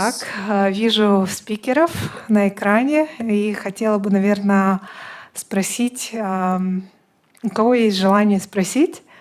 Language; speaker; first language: Russian; native; Russian